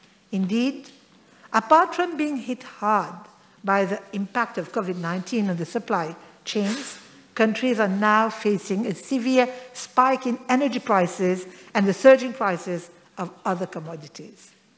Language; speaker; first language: English; non-native, local second language; Morisyen